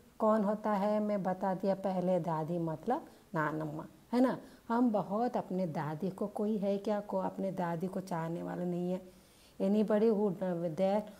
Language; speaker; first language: Hindi; non-native, local second language; Telugu